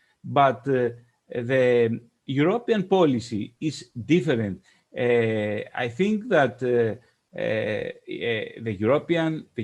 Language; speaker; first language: English; non-native, fluent; Greek